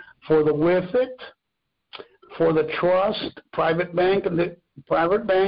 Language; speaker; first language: English; non-native, fluent; Spanish